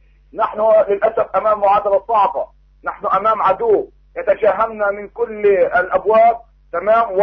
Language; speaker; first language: Arabic; native; Arabic